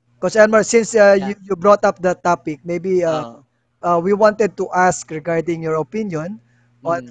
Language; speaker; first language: English; non-native, local second language; Filipino